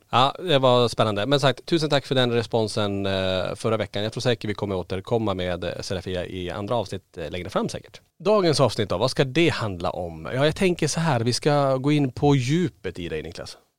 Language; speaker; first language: Swedish; native; Swedish